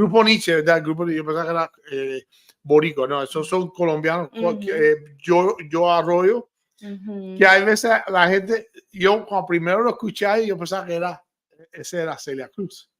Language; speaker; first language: Spanish; early bilingual, heritage; Spanish